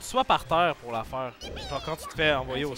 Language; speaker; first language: French; native; French